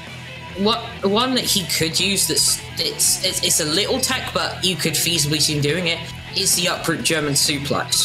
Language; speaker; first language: English; native; English